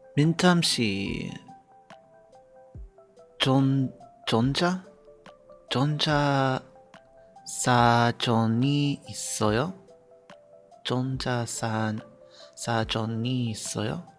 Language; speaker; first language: Korean; non-native, learner; English